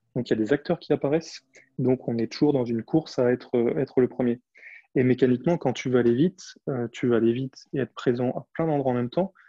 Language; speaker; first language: French; native; French